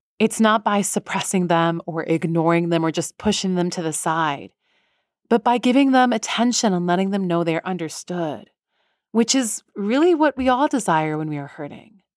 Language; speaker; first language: English; early bilingual, other home language; Persian